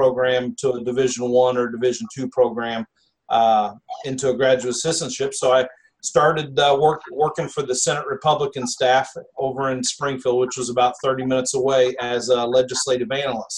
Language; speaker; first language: English; native; English